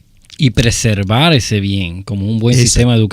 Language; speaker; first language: Spanish; native; Spanish